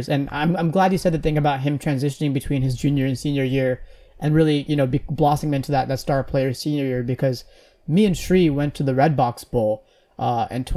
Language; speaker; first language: English; native; English